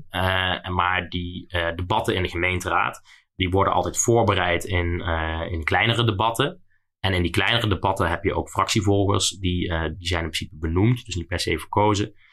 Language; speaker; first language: Dutch; native; Dutch